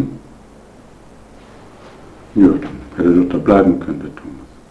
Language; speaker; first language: German; native; German